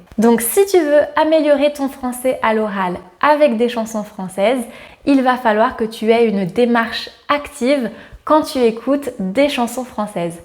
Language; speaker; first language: French; native; French